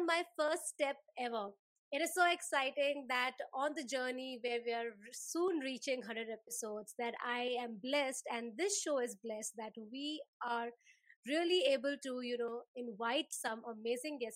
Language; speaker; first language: English; non-native, local second language; Hindi